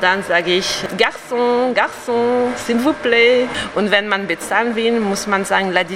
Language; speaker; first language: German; non-native, fluent; French